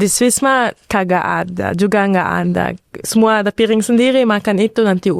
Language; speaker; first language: Indonesian; early bilingual, heritage; Indonesian